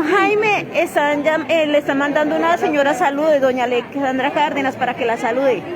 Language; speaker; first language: Spanish; native; Spanish